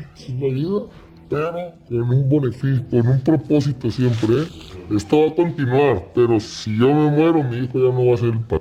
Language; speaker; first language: Spanish; native; Spanish